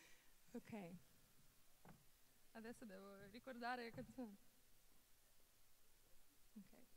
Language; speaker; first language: Italian; non-native, fluent; Russian